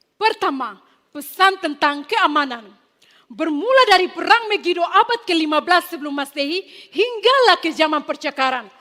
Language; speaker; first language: Malay; non-native, fluent; Tetum